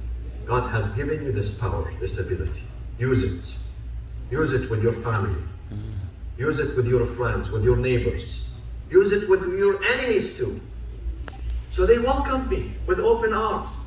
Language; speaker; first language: English; non-native, fluent; Arabic